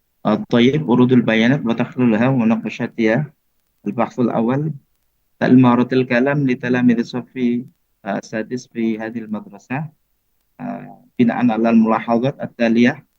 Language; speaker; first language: Arabic; non-native, fluent; Indonesian